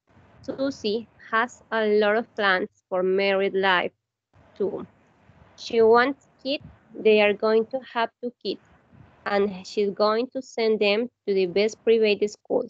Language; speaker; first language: English; non-native, learner; Spanish